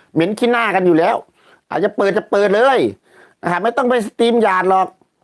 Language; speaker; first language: Thai; native; Thai